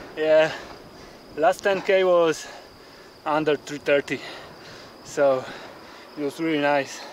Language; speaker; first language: English; non-native, learner; Polish